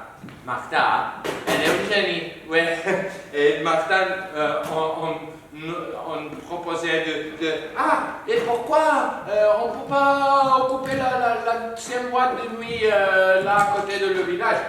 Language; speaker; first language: French; non-native, learner; Spanish